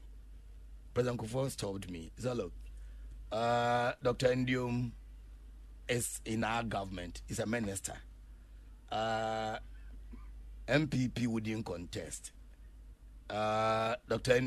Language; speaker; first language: English; non-native, local second language; Akan